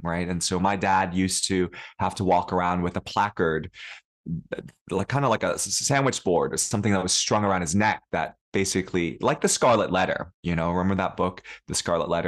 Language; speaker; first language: English; early bilingual, other home language; Cantonese